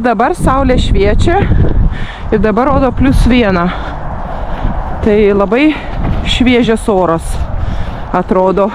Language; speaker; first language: Lithuanian; native; Lithuanian